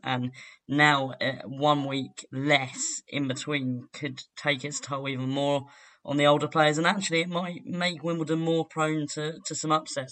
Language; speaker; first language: English; native; English